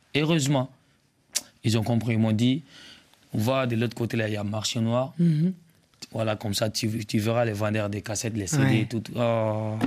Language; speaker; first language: French; non-native, local second language; Bambara